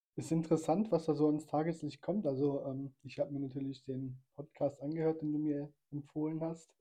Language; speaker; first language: German; early bilingual, other home language; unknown